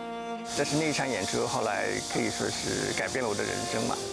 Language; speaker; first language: Chinese; native; Chinese